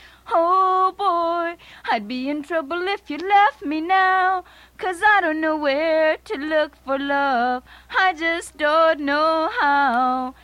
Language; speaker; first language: English; early bilingual, other home language; Spanish